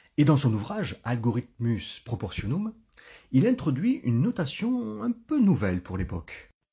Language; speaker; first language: French; native; French